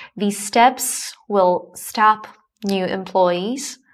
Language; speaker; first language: English; non-native, fluent; Slovak